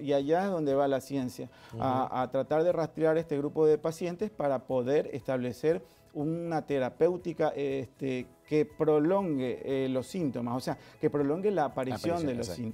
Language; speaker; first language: Spanish; native; Spanish